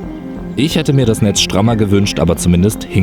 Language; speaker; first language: German; native; German